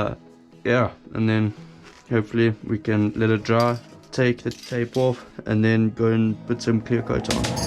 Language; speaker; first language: English; native; English